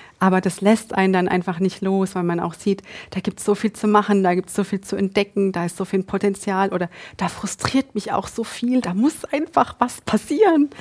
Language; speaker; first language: German; native; German